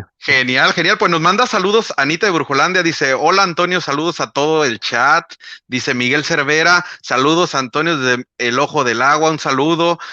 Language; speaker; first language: Spanish; native; Spanish